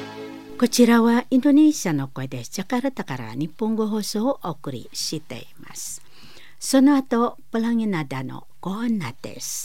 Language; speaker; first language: Japanese; non-native, learner; Indonesian